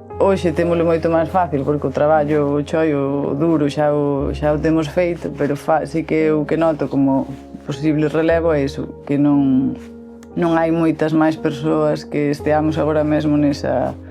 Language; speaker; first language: Galician; native; Galician